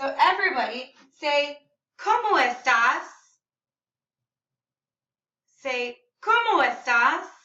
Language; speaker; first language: Spanish; non-native, learner; English